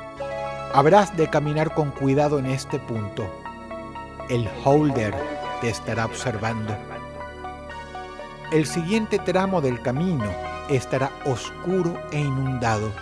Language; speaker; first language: Spanish; native; Spanish